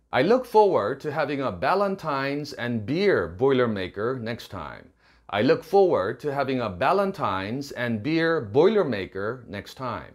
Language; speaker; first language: English; non-native, fluent; Korean